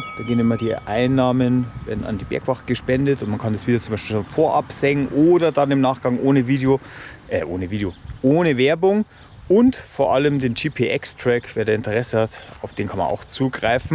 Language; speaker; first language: German; native; German